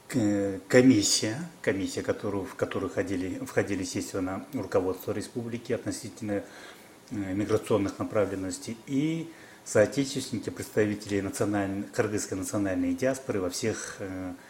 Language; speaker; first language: Russian; non-native, local second language; Kyrgyz